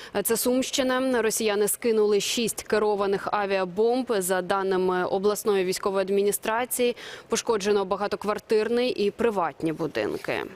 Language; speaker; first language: Ukrainian; native; Ukrainian